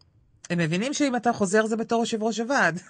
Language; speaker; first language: Hebrew; native; Hebrew